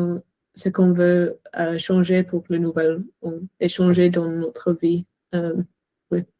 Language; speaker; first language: French; non-native, fluent; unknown